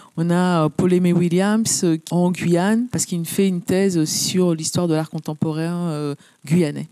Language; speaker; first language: French; early bilingual, other home language; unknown